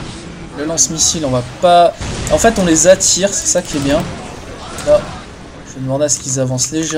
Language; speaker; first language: French; native; French